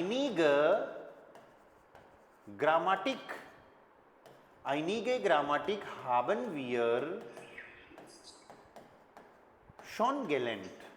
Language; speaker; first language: German; non-native, fluent; Hindi